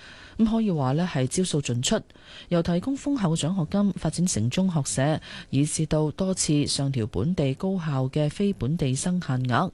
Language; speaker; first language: Cantonese; native; Cantonese